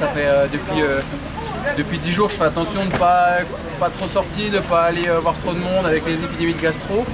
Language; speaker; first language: French; native; French